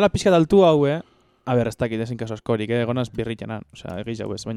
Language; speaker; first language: Basque; native; Basque